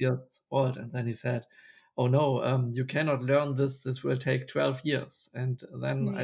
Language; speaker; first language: English; non-native, fluent; German